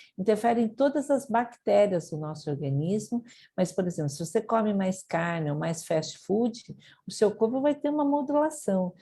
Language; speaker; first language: Portuguese; early bilingual, other home language; Japanese